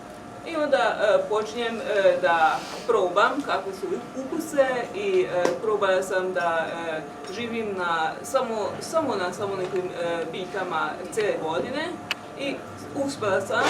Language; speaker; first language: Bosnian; non-native, local second language; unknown